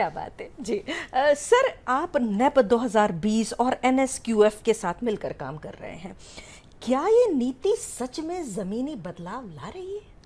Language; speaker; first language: Hindi; native; Hindi